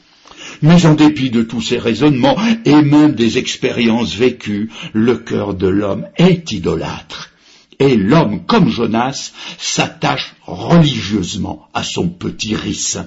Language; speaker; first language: French; native; French